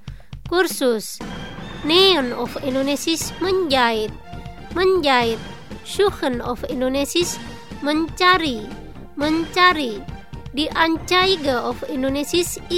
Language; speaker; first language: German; non-native, fluent; Indonesian